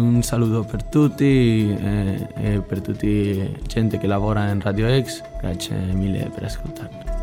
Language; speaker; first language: Italian; non-native, learner; Spanish